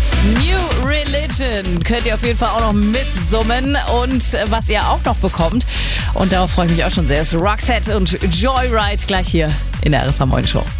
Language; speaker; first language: German; native; German